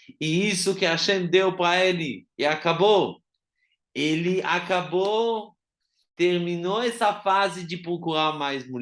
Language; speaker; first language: Portuguese; non-native, fluent; Hebrew